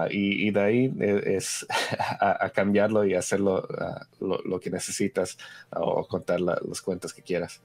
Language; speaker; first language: Spanish; early bilingual, heritage; Spanish